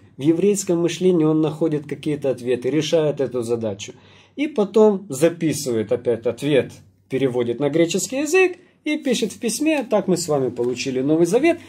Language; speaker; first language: Russian; native; Russian